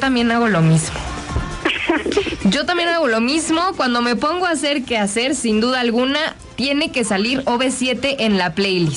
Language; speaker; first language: Spanish; native; Spanish